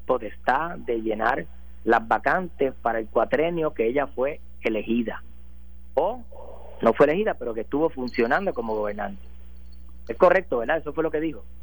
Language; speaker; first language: Spanish; native; Spanish